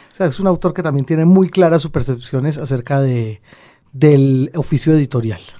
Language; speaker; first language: Spanish; native; Spanish